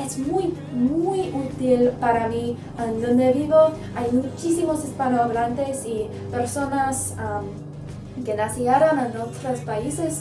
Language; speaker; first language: Spanish; early bilingual, heritage; English